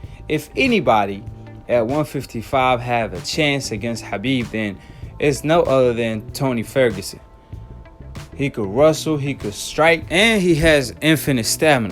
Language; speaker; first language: English; native; English